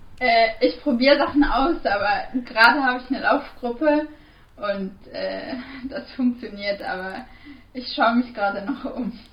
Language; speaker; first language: German; non-native, fluent; Arabic